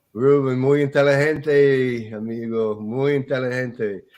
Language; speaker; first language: Spanish; non-native, learner; English